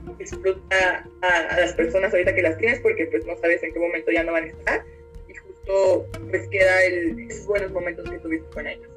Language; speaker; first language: Spanish; native; Spanish